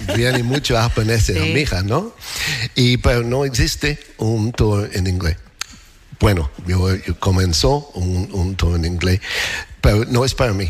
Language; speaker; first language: Spanish; non-native, fluent; English